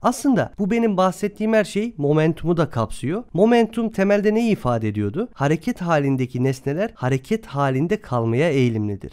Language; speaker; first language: Turkish; native; Turkish